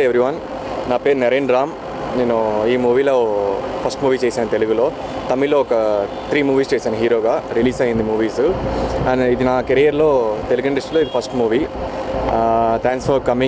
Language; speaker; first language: Telugu; non-native, learner; Tamil